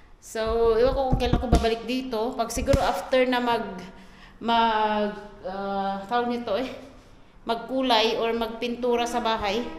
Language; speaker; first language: Filipino; native; Filipino